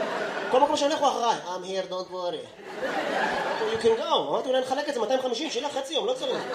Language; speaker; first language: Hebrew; native; Hebrew